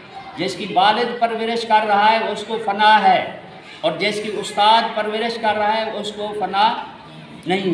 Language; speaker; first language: Urdu; native; Urdu